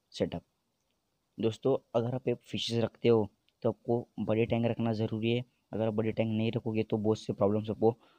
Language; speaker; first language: Hindi; native; Hindi